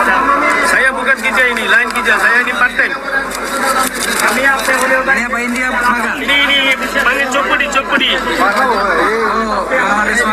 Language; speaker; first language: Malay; non-native, learner; Bangla